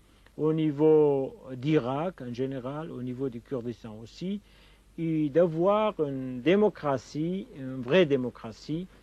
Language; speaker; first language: French; non-native, fluent; Kurdish